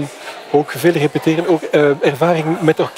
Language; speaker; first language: Dutch; non-native, fluent; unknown